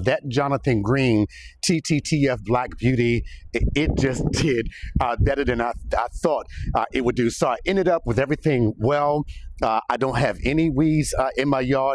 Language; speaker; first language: English; native; English